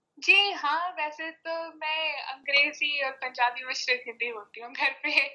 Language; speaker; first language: Hindi; early bilingual, heritage; Punjabi